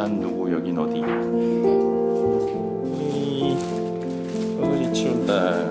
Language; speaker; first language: Korean; native; Korean